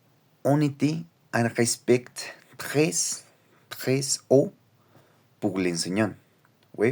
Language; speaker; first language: French; non-native, learner; Spanish